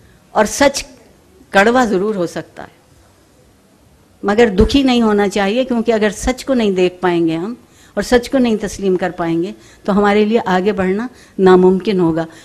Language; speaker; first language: Urdu; native; Urdu